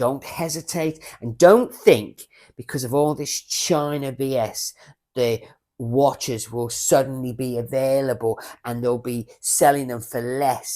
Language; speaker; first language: English; native; English